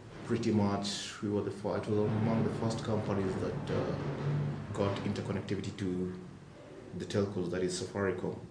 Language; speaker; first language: English; non-native, local second language; Luo (Kenya and Tanzania)